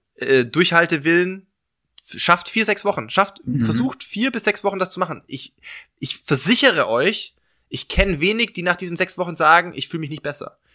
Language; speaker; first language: German; native; German